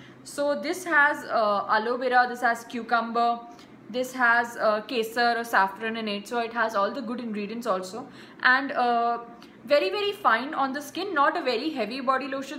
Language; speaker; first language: English; non-native, local second language; Hindi